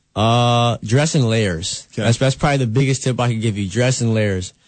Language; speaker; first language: English; native; English